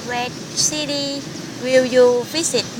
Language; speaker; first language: English; non-native, learner; Vietnamese